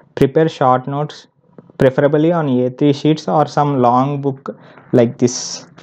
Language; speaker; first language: English; non-native, local second language; Telugu